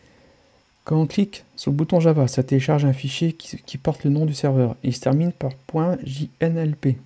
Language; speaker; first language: French; native; French